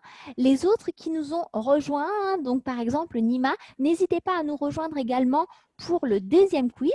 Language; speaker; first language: French; native; French